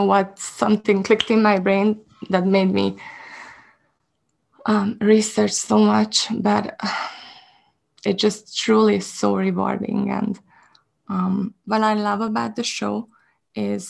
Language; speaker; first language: English; non-native, fluent; Hungarian